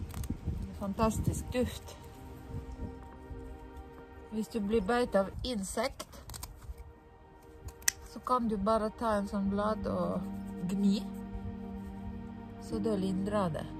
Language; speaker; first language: Norwegian; non-native, fluent; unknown